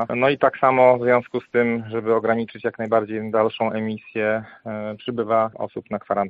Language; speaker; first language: Polish; native; Polish